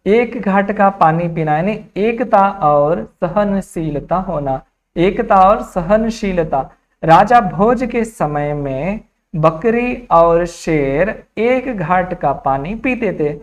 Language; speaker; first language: Hindi; non-native, local second language; Kannada